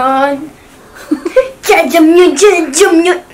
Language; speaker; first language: Korean; early bilingual, heritage; English